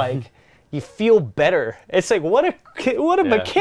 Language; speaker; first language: English; native; English